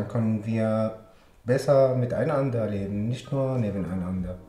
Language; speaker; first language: German; non-native, learner; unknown